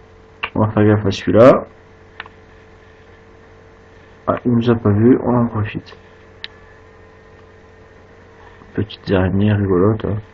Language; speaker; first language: French; native; French